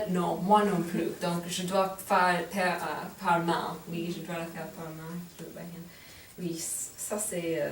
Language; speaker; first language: French; non-native, fluent; English